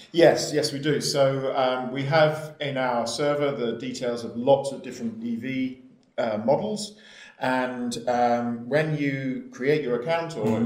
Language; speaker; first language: English; native; English